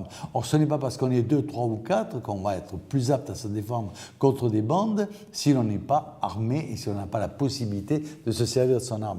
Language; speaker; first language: French; native; French